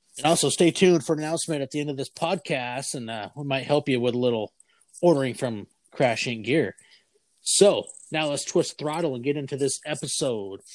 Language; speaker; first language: English; native; English